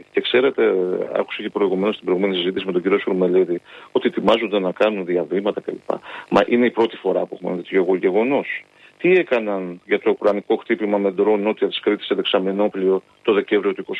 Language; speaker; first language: Greek; native; Greek